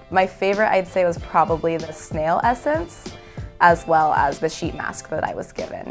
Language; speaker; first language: English; native; English